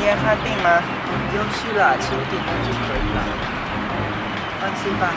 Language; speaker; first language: Chinese; non-native, learner; Thai